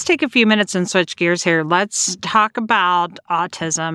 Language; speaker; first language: English; native; English